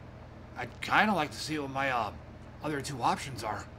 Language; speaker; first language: English; native; English